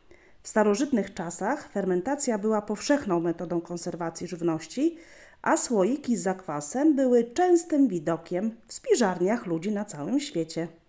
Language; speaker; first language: Polish; native; Polish